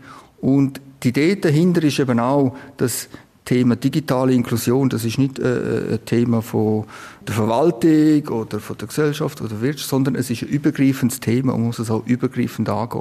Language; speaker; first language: German; native; German